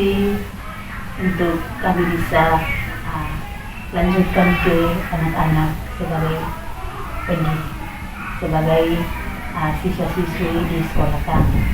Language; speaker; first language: Indonesian; non-native, local second language; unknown